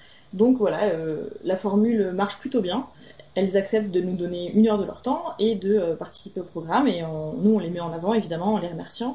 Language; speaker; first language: French; native; French